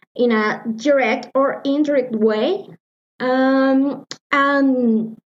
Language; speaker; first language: English; non-native, learner; Spanish